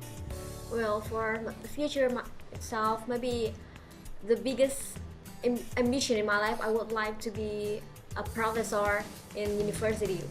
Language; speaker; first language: English; non-native, local second language; Indonesian